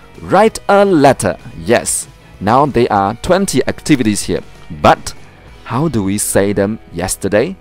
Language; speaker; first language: English; non-native, local second language; Chinese